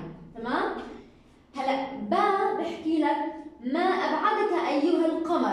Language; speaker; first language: Arabic; native; Arabic